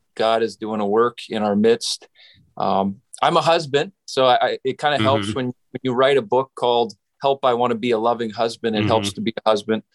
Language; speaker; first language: English; native; English